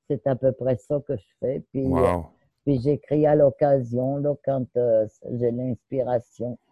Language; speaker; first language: French; native; French